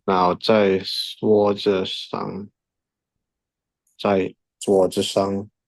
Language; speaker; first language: Chinese; non-native, learner; Indonesian